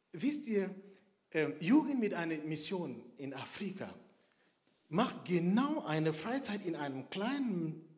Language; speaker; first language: German; non-native, fluent; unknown